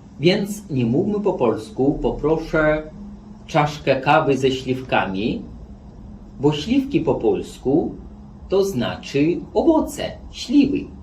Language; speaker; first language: Polish; non-native, fluent; Belarusian